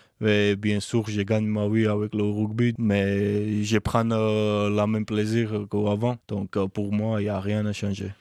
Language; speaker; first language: French; non-native, learner; Georgian